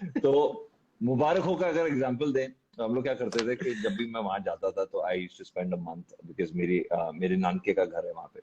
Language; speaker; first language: Hindi; native; Hindi